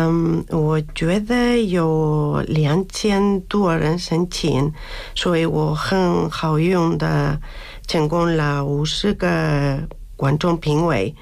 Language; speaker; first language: Chinese; non-native, fluent; Spanish